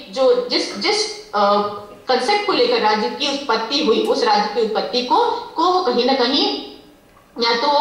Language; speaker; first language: Hindi; native; Hindi